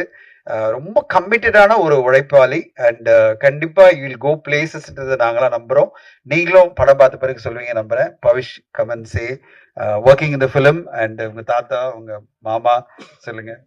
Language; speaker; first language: Tamil; native; Tamil